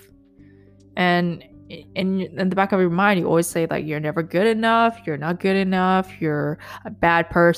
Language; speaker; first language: English; native; English